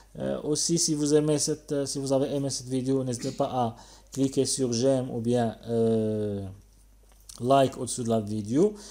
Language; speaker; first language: French; non-native, local second language; Arabic